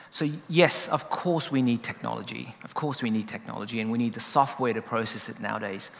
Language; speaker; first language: English; native; English